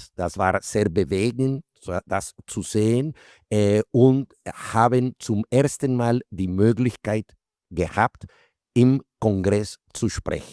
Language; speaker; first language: German; non-native, fluent; Spanish